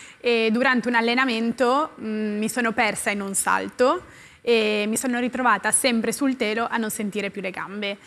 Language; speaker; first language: Italian; native; Italian